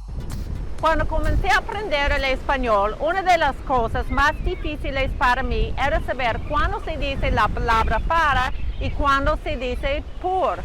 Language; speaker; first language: Spanish; non-native, fluent; English